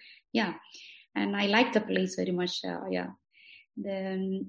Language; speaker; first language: English; non-native, local second language; Malayalam